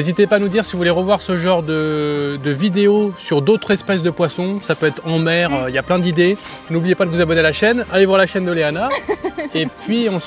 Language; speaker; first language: French; native; French